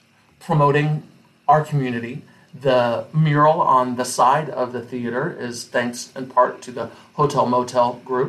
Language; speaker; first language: English; native; English